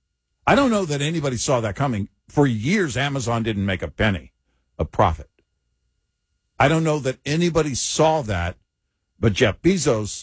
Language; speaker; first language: English; native; English